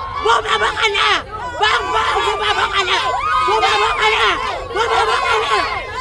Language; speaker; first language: Filipino; non-native, local second language; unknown